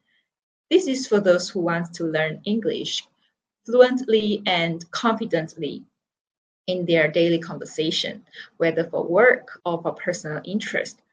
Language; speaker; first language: English; non-native, local second language; Chinese